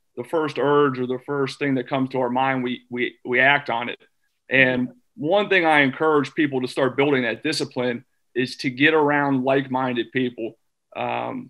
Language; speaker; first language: English; native; English